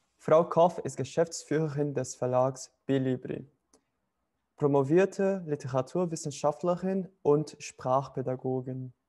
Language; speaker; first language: German; non-native, fluent; Portuguese